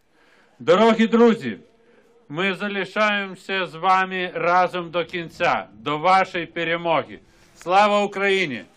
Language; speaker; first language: Ukrainian; non-native, fluent; Lithuanian